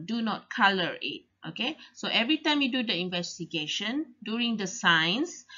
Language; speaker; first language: English; non-native, local second language; Malay